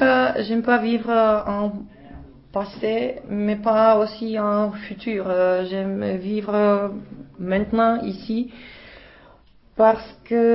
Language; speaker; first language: French; non-native, learner; Czech